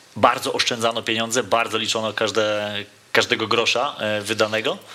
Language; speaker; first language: Polish; native; Polish